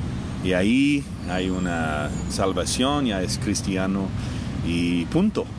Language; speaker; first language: Spanish; non-native, fluent; English